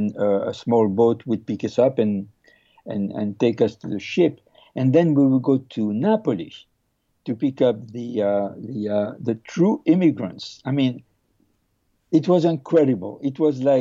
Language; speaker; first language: English; non-native, fluent; French